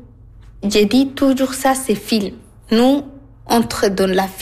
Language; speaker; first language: French; non-native, learner; Arabic